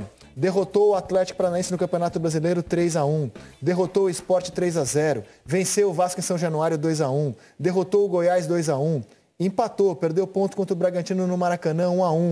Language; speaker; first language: Portuguese; native; Portuguese